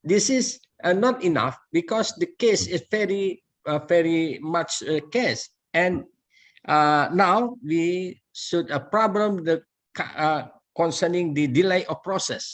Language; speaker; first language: English; non-native, learner; Indonesian